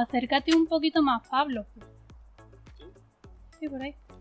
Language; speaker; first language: Spanish; native; Spanish